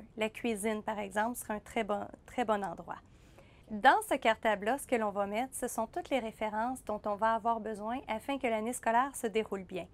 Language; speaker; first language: French; native; French